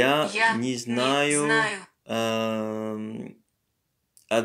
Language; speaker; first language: Russian; non-native, learner; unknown